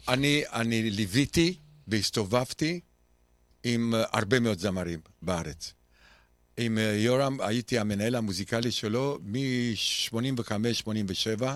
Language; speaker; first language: Hebrew; non-native, fluent; Romanian